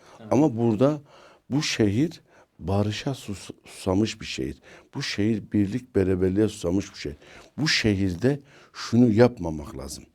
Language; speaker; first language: Turkish; native; Turkish